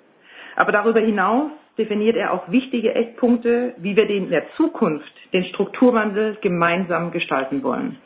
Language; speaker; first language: German; native; German